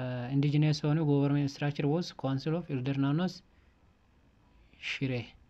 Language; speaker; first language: English; non-native, fluent; Amharic